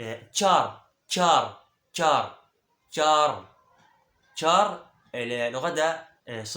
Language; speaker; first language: Arabic; early bilingual, other home language; Somali